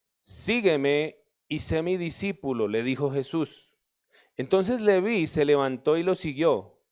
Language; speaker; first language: Spanish; native; Spanish